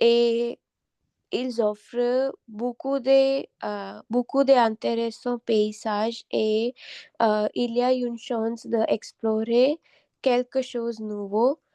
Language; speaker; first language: French; non-native, learner; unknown